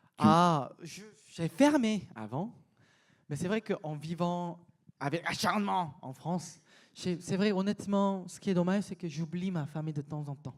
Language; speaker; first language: French; non-native, fluent; Korean